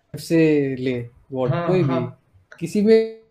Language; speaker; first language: Hindi; non-native, local second language; Assamese